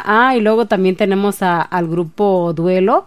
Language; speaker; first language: Spanish; native; Spanish